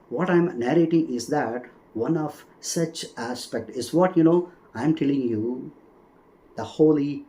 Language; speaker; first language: English; non-native, local second language; Tamil